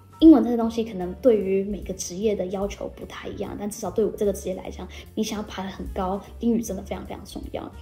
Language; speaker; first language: Chinese; native; Chinese